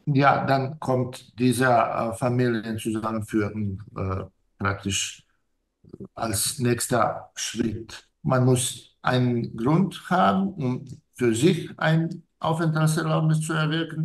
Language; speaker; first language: German; non-native, fluent; Serbian